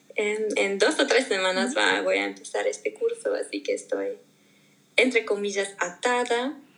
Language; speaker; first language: Spanish; non-native, fluent; German